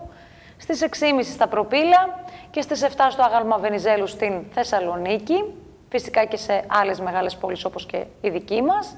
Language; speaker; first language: Greek; native; Greek